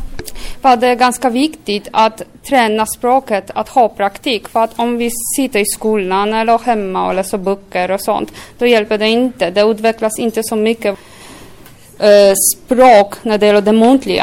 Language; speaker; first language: Swedish; non-native, fluent; Polish